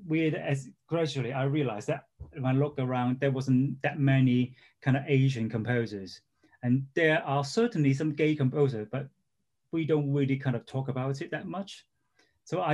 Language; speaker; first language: English; non-native, local second language; Cantonese